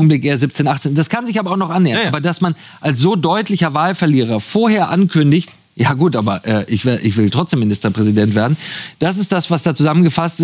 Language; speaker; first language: German; native; German